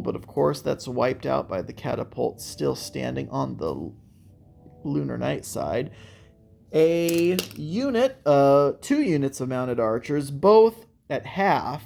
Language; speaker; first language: English; native; English